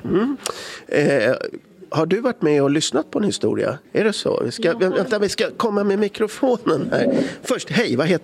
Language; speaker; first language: Swedish; native; Swedish